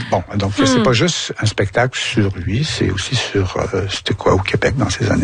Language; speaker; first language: French; native; French